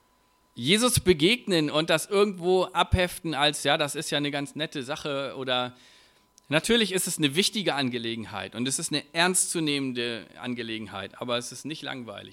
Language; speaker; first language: German; native; German